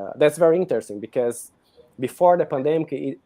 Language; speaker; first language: English; non-native, fluent; Portuguese